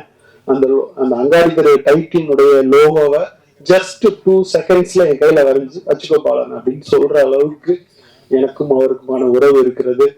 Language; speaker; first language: Tamil; native; Tamil